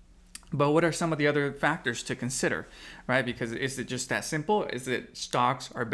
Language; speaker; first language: English; native; English